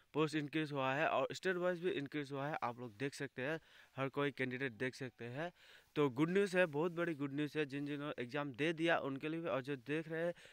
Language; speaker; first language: Hindi; non-native, local second language; Assamese